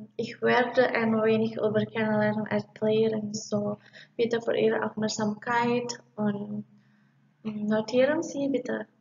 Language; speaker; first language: German; non-native, fluent; Indonesian